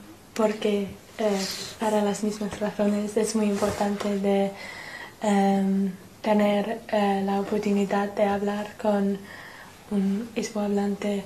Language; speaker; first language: Spanish; non-native, learner; English